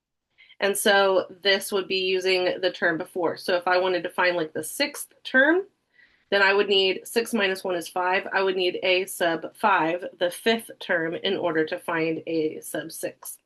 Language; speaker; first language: English; native; English